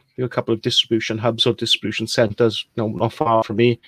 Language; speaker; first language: English; native; English